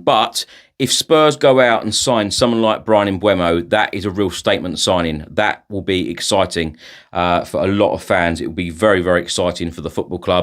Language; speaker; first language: English; native; English